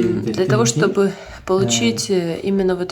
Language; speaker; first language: Russian; non-native, fluent; Ukrainian